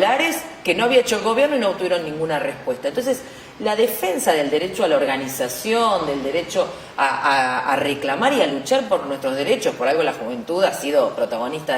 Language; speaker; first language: Spanish; native; Spanish